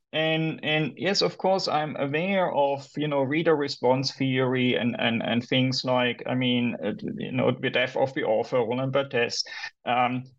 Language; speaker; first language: English; non-native, fluent; German